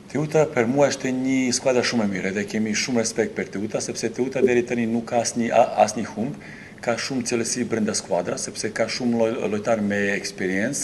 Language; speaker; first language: Albanian; non-native, learner; Serbian